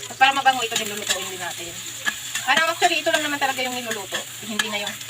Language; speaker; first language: Filipino; non-native, local second language; Cebuano